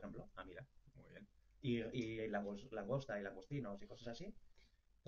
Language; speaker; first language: Spanish; native; Spanish